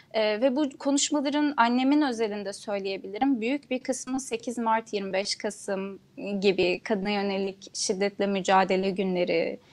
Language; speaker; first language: Turkish; non-native, local second language; Kurdish